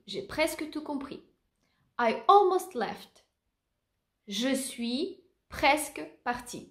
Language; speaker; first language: French; native; French